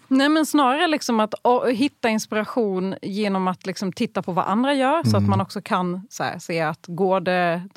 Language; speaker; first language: Swedish; early bilingual, other home language; Kurdish